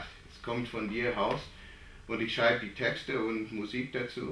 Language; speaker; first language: German; non-native, fluent; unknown